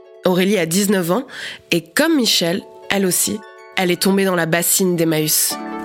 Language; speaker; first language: French; native; French